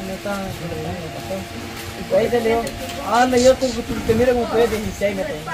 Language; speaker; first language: Spanish; native; Spanish